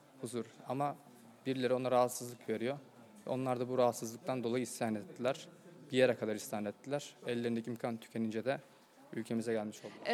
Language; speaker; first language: Turkish; native; Turkish